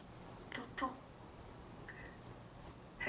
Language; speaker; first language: Korean; non-native, learner; English